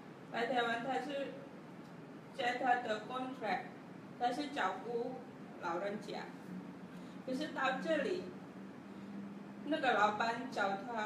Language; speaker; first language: Chinese; non-native, learner; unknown